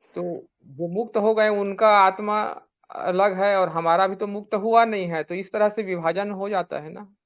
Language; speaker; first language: Hindi; native; Hindi